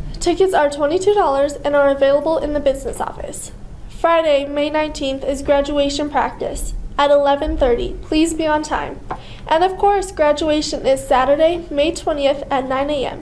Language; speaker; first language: English; native; English